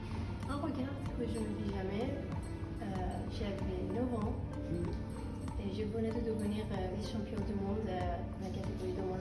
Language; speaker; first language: French; non-native, fluent; Persian